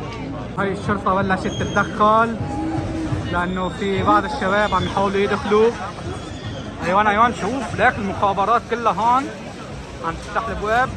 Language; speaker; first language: Arabic; native; Arabic